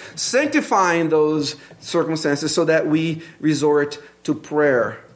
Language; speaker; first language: English; non-native, fluent; Portuguese